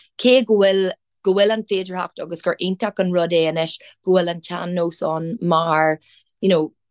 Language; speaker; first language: Irish; non-native, local second language; English